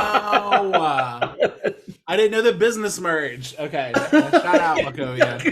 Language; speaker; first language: English; native; English